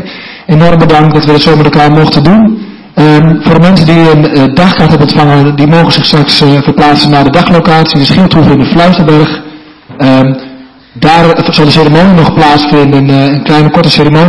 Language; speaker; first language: Dutch; native; Dutch